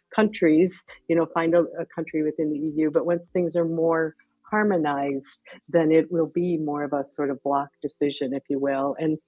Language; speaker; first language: English; native; English